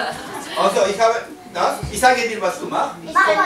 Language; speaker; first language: German; non-native, learner; Spanish